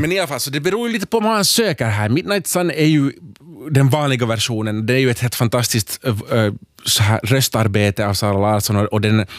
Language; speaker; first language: Swedish; native; Swedish